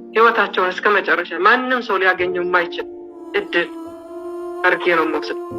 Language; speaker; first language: Amharic; non-native, local second language; Tigrinya